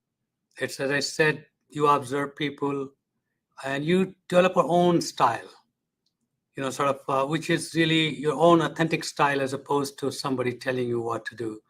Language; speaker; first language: English; non-native, fluent; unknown